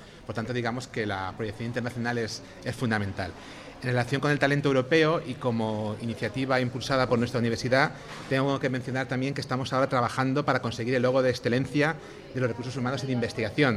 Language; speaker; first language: Spanish; native; Spanish